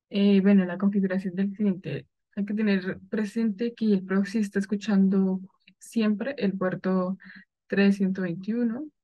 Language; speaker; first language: Spanish; native; Spanish